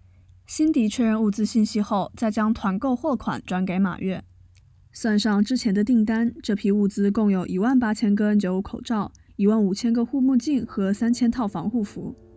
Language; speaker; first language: Chinese; native; Chinese